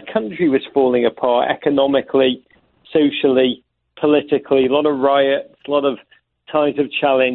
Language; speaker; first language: English; native; English